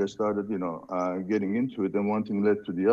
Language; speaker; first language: English; non-native, fluent; Persian